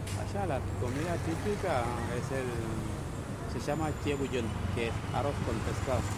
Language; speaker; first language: Spanish; non-native, fluent; Wolof